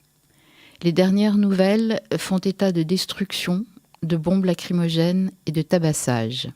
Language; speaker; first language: French; native; French